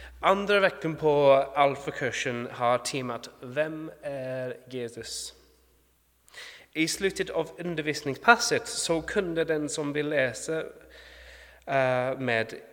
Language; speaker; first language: Swedish; non-native, fluent; English